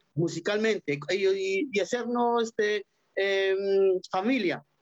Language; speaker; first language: Spanish; native; Spanish